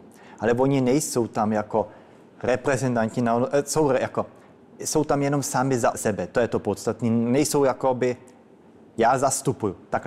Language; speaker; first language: Czech; early bilingual, heritage; Czech